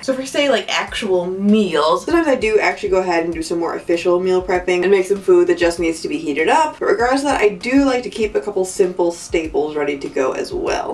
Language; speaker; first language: English; native; English